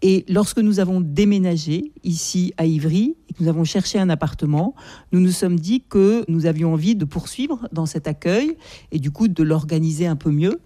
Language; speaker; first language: French; native; French